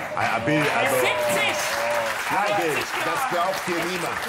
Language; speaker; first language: German; non-native, fluent; English